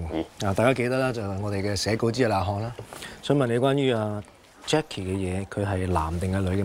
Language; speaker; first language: Cantonese; native; Cantonese